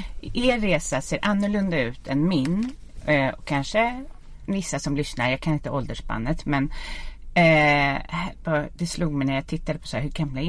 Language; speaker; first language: Swedish; native; Swedish